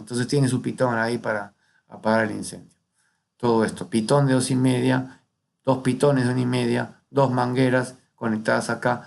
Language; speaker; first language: Spanish; native; Spanish